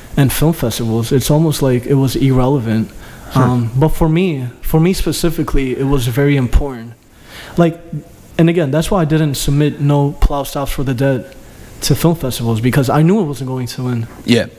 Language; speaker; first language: English; early bilingual, other home language; Albanian